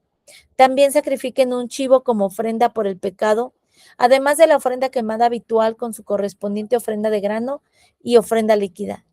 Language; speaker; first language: Spanish; native; Spanish